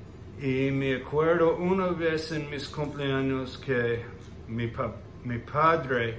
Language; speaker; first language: Spanish; non-native, learner; English